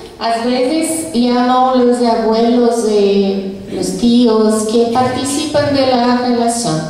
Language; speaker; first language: Spanish; non-native, fluent; Portuguese